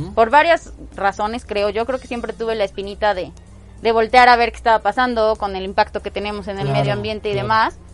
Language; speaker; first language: Spanish; native; Spanish